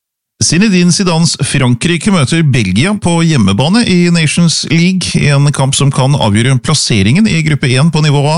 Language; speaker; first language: Norwegian; native; Norwegian